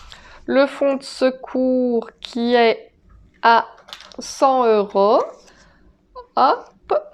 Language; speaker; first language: French; native; French